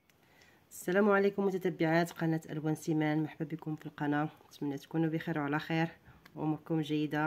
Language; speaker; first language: Arabic; native; Arabic